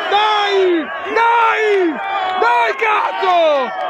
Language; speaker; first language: Italian; native; Italian